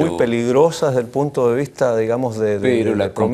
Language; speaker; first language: Spanish; native; Spanish